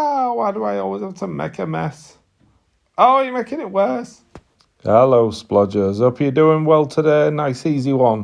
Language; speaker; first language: English; native; English